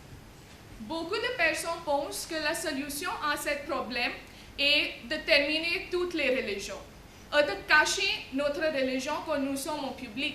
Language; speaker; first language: French; non-native, fluent; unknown